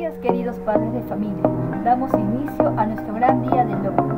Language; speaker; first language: Spanish; native; Spanish